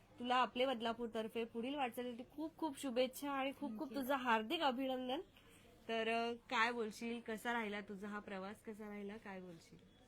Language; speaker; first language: Marathi; native; Marathi